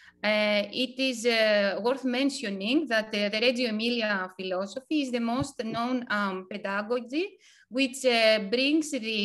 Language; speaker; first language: English; non-native, fluent; Ukrainian